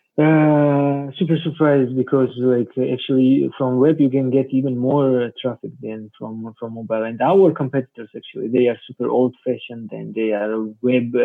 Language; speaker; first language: English; non-native, fluent; Georgian